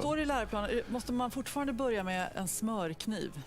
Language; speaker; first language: Swedish; native; Swedish